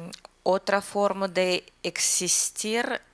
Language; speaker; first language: Spanish; non-native, learner; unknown